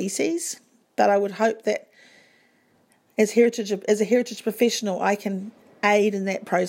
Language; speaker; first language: English; native; English